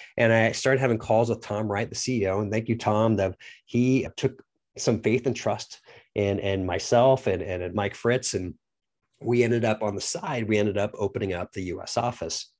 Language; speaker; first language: English; native; English